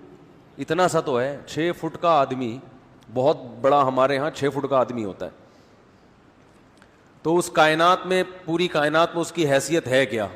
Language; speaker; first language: Urdu; native; Urdu